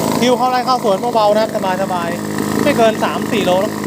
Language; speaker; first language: Thai; native; Thai